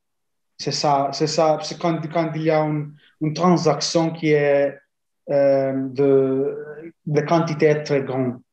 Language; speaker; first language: French; non-native, fluent; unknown